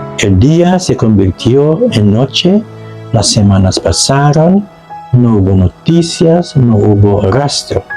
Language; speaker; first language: Spanish; non-native, fluent; Indonesian